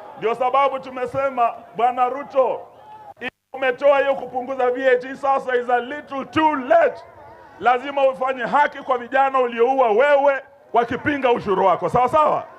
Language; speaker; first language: Swahili; non-native, local second language; Luyia